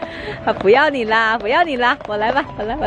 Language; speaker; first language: Chinese; native; Chinese